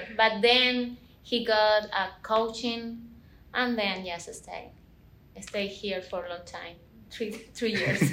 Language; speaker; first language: English; non-native, learner; Spanish